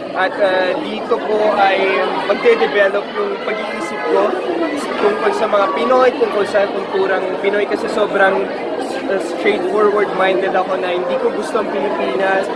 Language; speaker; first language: Filipino; early bilingual, heritage; Italian